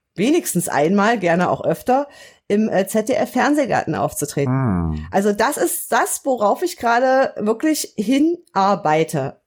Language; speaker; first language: German; native; German